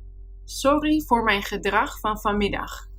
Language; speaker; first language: Dutch; non-native, fluent; Spanish